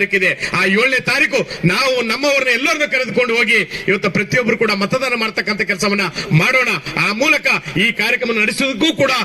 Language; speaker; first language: Kannada; native; Kannada